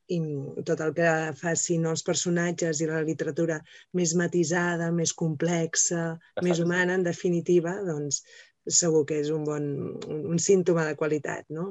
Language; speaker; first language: Catalan; native; Catalan